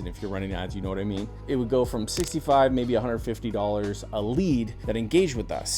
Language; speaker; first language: English; native; English